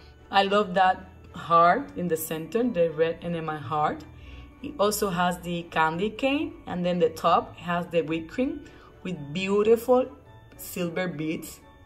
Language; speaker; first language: English; non-native, local second language; Spanish